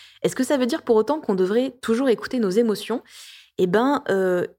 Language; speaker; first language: French; native; French